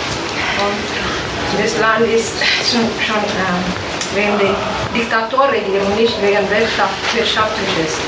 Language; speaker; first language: German; non-native, learner; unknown